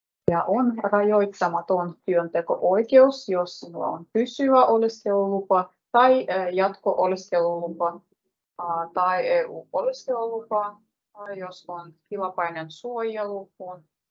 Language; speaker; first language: Finnish; non-native, fluent; Russian